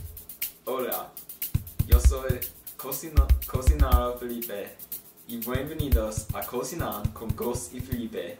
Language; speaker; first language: Spanish; non-native, learner; English